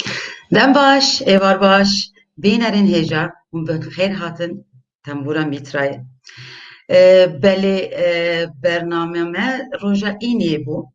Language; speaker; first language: Kurdish; native; Kurdish